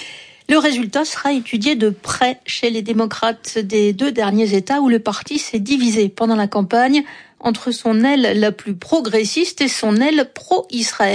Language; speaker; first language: French; native; French